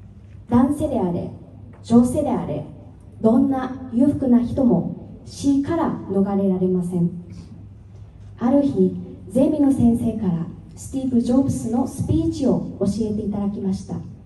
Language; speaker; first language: Japanese; non-native, fluent; Vietnamese